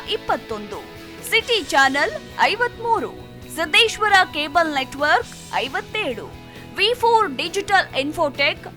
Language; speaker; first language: Kannada; native; Kannada